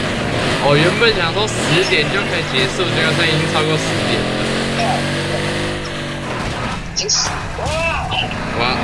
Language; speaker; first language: Chinese; native; Chinese